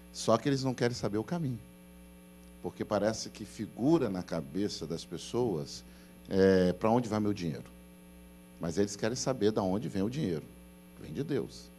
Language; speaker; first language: Portuguese; native; Portuguese